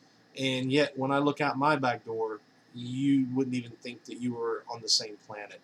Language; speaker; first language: English; native; English